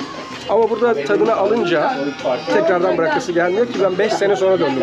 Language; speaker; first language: Turkish; native; Turkish